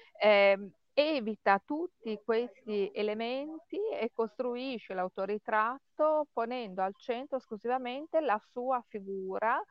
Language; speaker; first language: Italian; native; Italian